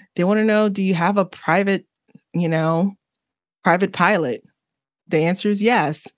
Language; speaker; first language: English; early bilingual, other home language; Haitian Creole